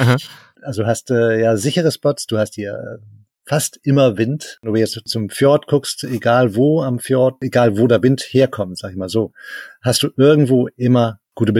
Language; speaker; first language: German; native; German